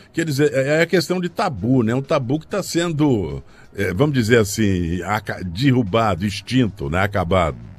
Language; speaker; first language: Portuguese; native; Portuguese